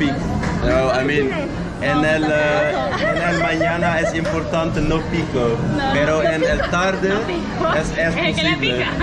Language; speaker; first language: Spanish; non-native, learner; Dutch